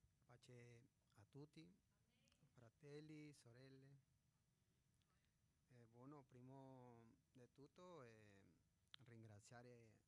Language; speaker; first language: Italian; non-native, fluent; Spanish